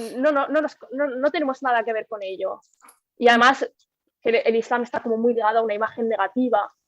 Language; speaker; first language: Spanish; early bilingual, other home language; Arabic